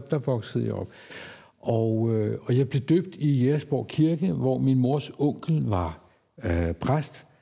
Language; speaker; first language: Danish; native; Danish